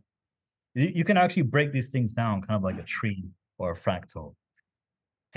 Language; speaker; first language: English; early bilingual, other home language; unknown